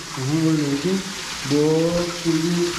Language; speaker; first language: Turkish; non-native, learner; Persian